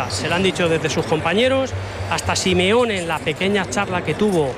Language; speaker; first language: Spanish; native; Spanish